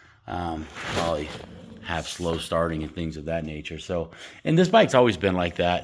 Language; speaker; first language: English; native; English